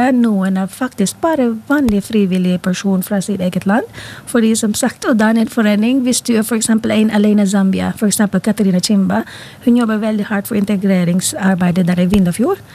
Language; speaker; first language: Norwegian; non-native, fluent; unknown